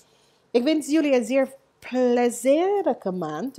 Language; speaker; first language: Dutch; non-native, learner; English